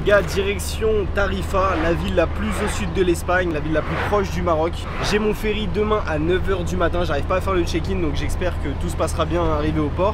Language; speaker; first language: French; native; French